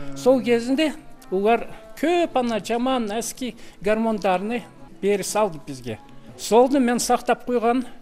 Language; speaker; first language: Kazakh; non-native, local second language; Russian